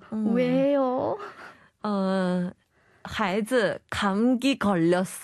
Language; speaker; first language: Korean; non-native, learner; Chinese